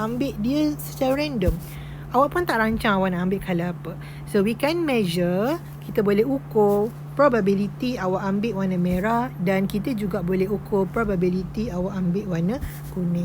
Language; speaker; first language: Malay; native; Malay